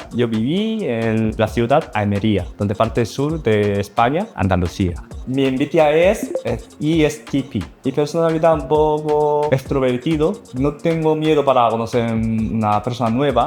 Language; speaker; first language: Spanish; non-native, learner; Korean